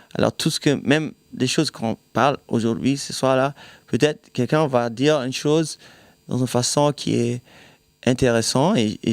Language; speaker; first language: French; non-native, fluent; German